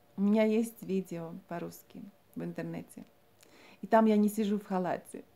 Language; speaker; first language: Russian; non-native, local second language; Latvian